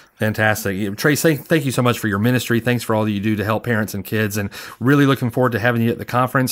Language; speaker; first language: English; native; English